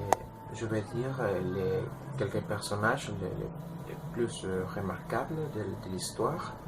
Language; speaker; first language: French; non-native, learner; Spanish